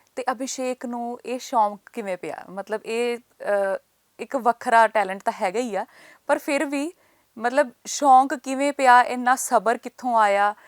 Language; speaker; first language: Punjabi; native; Punjabi